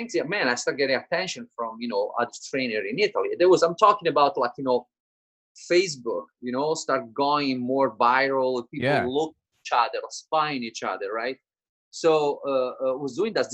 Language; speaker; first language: English; non-native, fluent; Italian